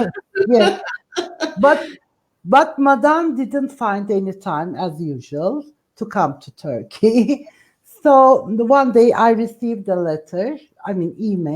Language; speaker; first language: English; non-native, fluent; Turkish